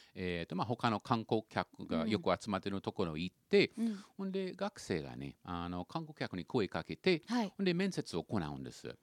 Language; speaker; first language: Japanese; non-native, fluent; English